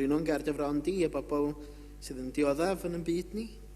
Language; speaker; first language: Welsh; native; Welsh